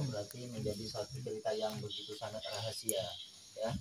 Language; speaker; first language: Indonesian; native; Indonesian